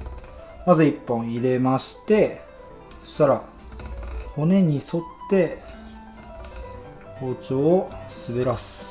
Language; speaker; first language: Japanese; native; Japanese